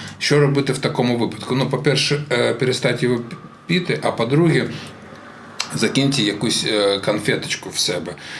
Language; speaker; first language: Ukrainian; non-native, local second language; Russian